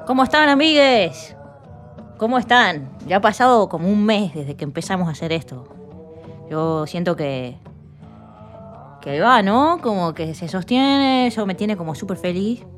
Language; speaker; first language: Spanish; native; Spanish